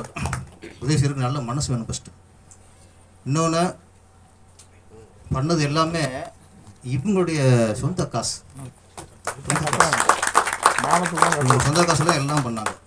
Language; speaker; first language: Tamil; native; Tamil